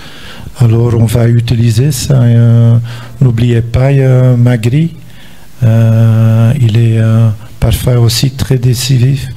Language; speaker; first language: French; non-native, local second language; Dutch